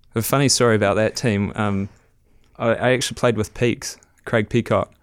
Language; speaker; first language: English; native; English